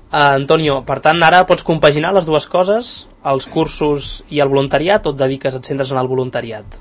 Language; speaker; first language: Catalan; native; Catalan